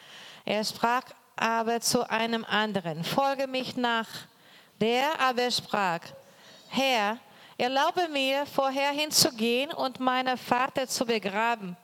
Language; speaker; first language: German; non-native, fluent; Portuguese